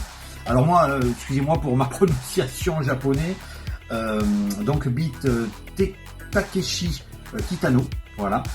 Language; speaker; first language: French; native; French